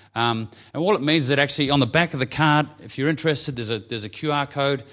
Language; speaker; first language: English; native; English